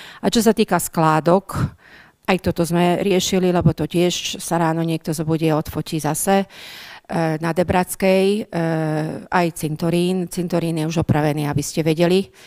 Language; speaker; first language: Slovak; native; Slovak